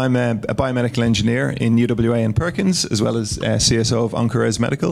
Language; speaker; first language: English; native; English